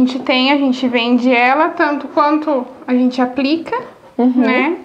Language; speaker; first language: Portuguese; native; Portuguese